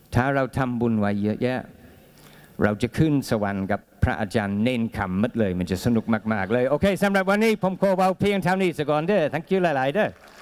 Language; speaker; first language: Thai; non-native, fluent; English